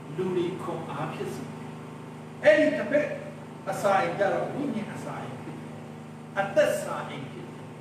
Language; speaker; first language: Burmese; non-native, local second language; Tedim Chin